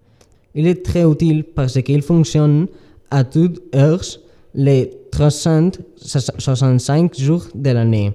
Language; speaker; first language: French; non-native, learner; Spanish